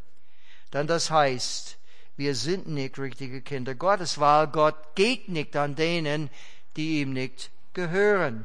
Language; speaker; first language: German; non-native, fluent; English